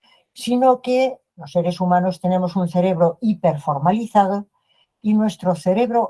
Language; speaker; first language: Spanish; native; Spanish